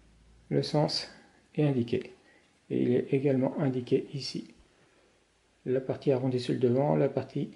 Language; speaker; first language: French; native; French